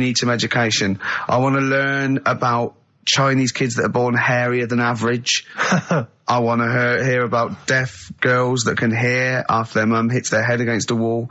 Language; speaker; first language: English; native; English